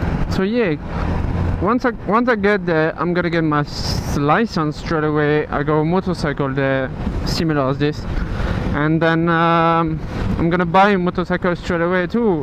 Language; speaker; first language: English; non-native, fluent; French